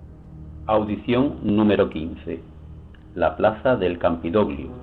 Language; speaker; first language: Spanish; native; Spanish